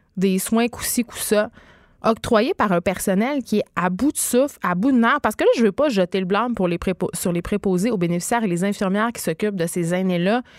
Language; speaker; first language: French; native; French